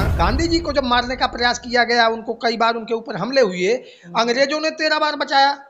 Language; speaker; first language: Hindi; native; Hindi